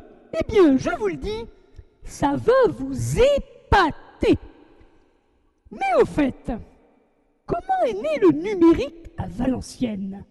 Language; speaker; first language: French; native; French